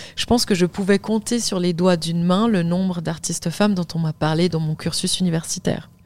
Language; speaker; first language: French; native; French